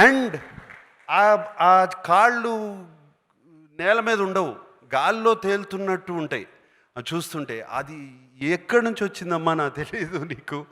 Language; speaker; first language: Telugu; native; Telugu